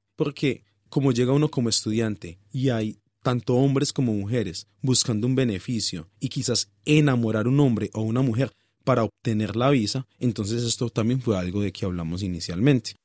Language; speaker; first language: Spanish; native; Spanish